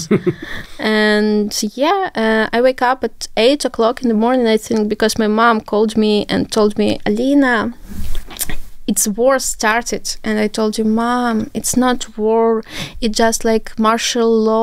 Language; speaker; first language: English; non-native, fluent; Ukrainian